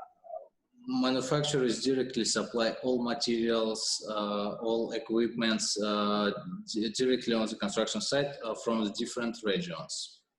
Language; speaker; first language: English; non-native, learner; Russian